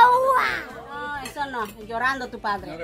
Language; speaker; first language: Spanish; non-native, learner; Indonesian